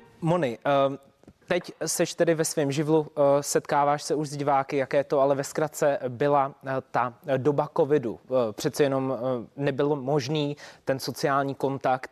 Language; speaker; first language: Czech; native; Czech